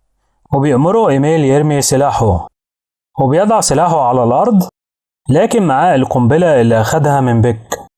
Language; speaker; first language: Arabic; native; Arabic